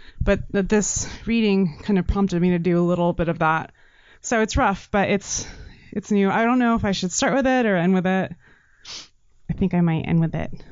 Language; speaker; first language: English; native; English